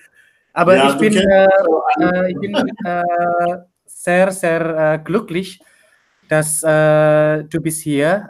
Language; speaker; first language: German; non-native, learner; Indonesian